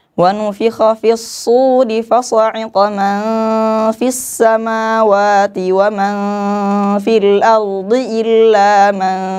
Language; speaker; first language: Arabic; non-native, learner; Indonesian